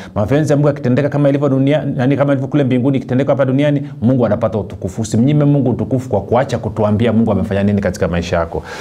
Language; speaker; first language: Swahili; native; Swahili